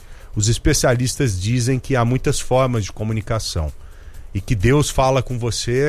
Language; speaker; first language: Portuguese; native; Portuguese